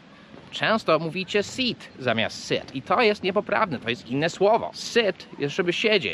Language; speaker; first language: Polish; early bilingual, heritage; English